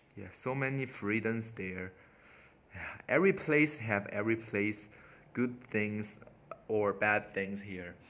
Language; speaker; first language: English; non-native, learner; Chinese